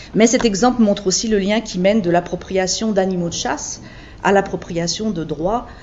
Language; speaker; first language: French; native; French